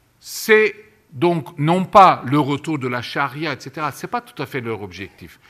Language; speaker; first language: French; non-native, fluent; Turkish